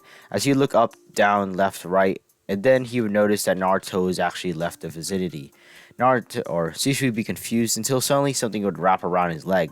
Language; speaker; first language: English; native; English